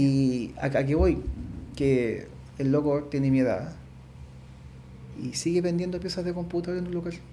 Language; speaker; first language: Spanish; native; Spanish